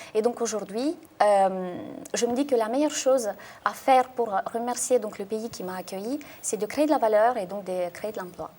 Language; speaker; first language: French; non-native, fluent; Russian